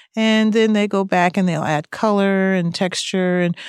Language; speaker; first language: English; native; English